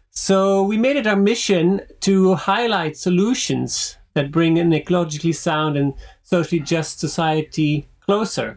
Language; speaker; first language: English; non-native, fluent; Dutch